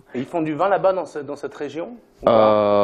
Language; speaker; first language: French; native; French